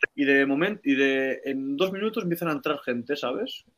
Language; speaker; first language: Spanish; native; Spanish